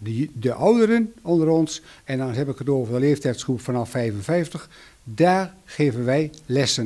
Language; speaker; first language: Dutch; native; Dutch